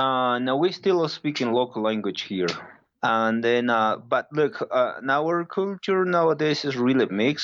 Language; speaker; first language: English; non-native, learner; Spanish